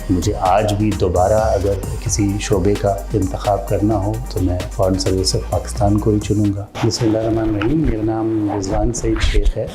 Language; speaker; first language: Urdu; non-native, local second language; Saraiki